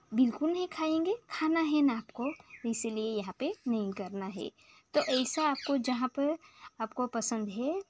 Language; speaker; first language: Hindi; non-native, local second language; Gujarati